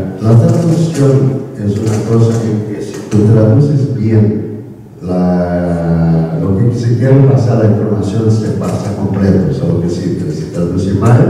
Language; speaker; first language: Spanish; non-native, learner; Korean